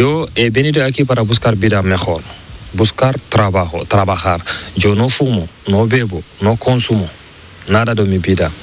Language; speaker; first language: Spanish; non-native, learner; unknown